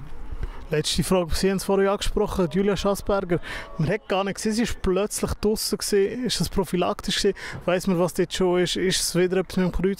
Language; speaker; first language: German; native; German